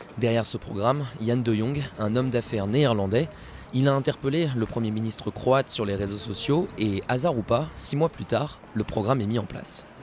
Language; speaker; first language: French; native; French